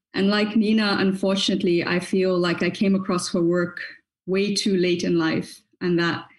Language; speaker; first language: English; native; English